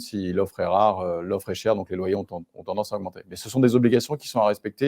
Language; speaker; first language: French; native; French